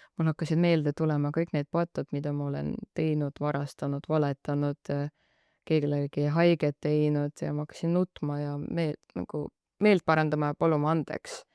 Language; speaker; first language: Estonian; non-native, local second language; Russian